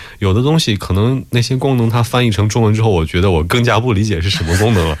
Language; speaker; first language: Chinese; native; Chinese